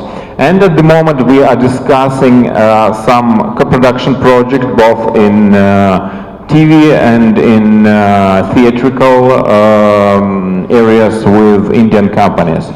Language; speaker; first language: English; non-native, fluent; Ukrainian